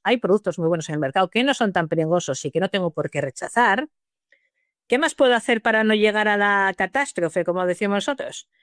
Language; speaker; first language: Spanish; native; Spanish